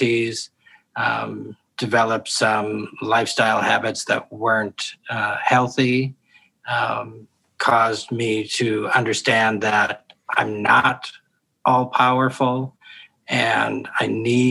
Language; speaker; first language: English; native; English